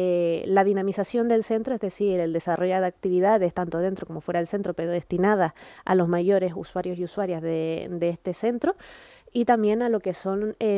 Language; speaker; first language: Spanish; native; Spanish